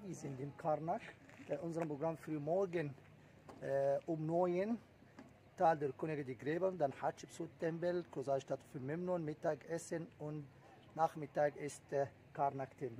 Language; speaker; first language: German; non-native, learner; Arabic